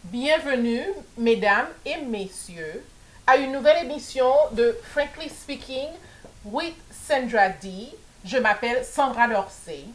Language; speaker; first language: French; non-native, local second language; Haitian Creole